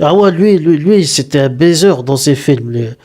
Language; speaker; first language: French; native; French